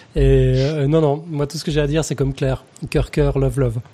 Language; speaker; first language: French; native; French